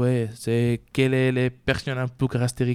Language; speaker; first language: French; non-native, learner; Spanish